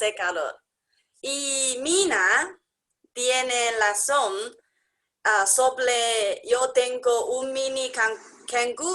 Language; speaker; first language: Spanish; non-native, learner; English